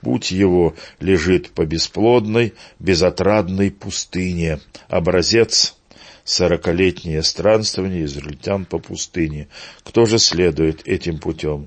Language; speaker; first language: Russian; native; Russian